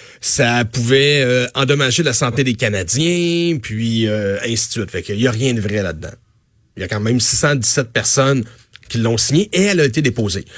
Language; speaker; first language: French; native; French